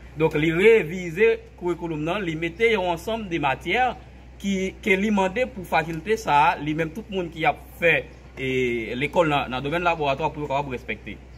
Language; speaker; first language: Haitian Creole; native; Haitian Creole